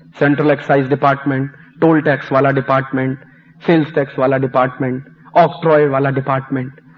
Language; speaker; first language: Hindi; native; Hindi